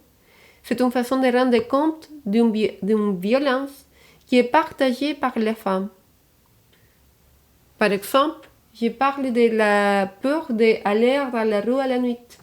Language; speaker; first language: French; non-native, fluent; Spanish